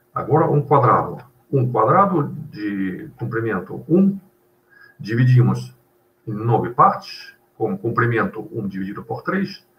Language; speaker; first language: Portuguese; non-native, fluent; Russian